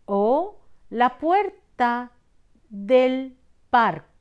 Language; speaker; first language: Spanish; non-native, fluent; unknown